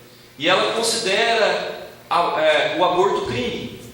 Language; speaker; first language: Portuguese; native; Portuguese